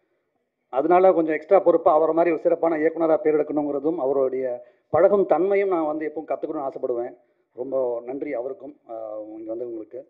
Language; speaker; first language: Tamil; native; Tamil